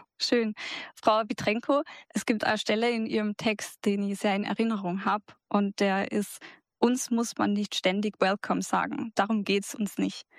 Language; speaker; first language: German; native; German